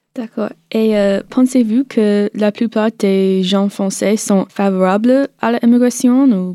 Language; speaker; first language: French; non-native, learner; English